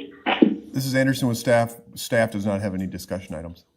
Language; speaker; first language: English; native; English